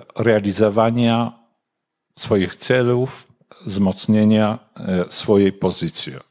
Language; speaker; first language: Polish; non-native, fluent; Kurdish